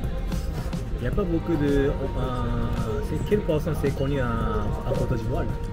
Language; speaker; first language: French; non-native, learner; Japanese